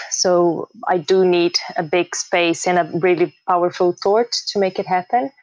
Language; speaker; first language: English; early bilingual, heritage; Portuguese